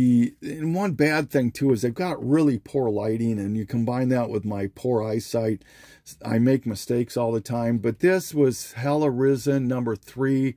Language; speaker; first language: English; native; English